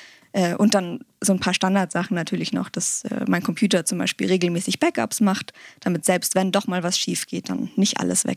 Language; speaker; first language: German; native; German